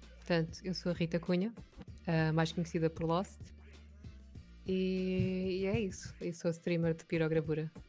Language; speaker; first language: Portuguese; native; Portuguese